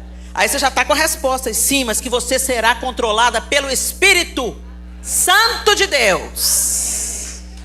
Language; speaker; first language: Portuguese; native; Portuguese